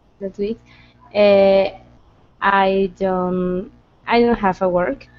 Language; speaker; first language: English; non-native, learner; Spanish